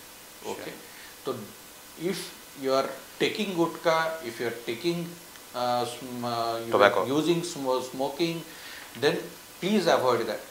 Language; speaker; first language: Telugu; non-native, fluent; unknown